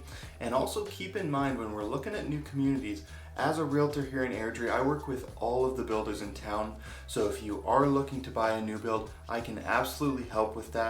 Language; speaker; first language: English; native; English